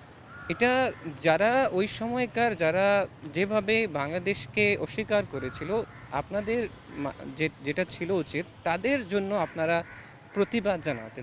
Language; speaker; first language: Bangla; non-native, fluent; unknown